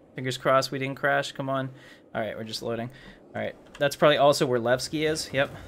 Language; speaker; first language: English; native; English